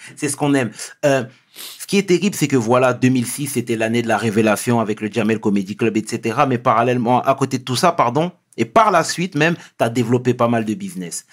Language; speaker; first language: French; early bilingual, other home language; Wolof